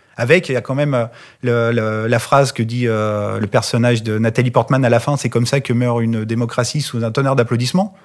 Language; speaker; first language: French; native; French